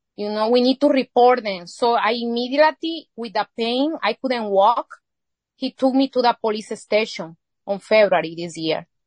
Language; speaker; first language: English; non-native, fluent; Spanish